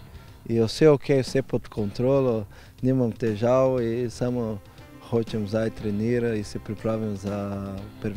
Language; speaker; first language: Slovenian; non-native, learner; Portuguese